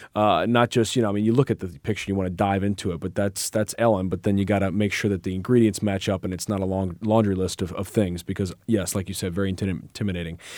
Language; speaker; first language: English; native; English